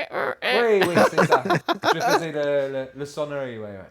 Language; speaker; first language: French; non-native, fluent; English